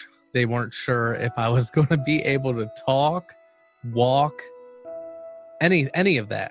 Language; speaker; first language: English; native; English